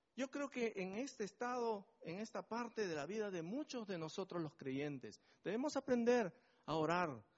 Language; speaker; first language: Spanish; native; Spanish